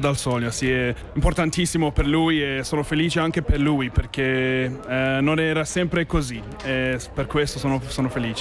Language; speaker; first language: Italian; non-native, fluent; English